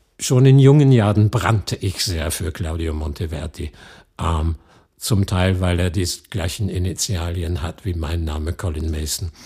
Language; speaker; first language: German; non-native, fluent; English